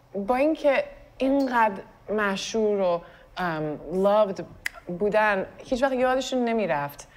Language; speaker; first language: Persian; early bilingual, other home language; English